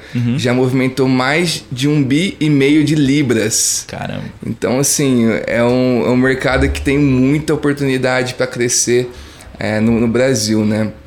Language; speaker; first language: Portuguese; native; Portuguese